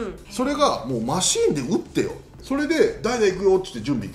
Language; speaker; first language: Japanese; native; Japanese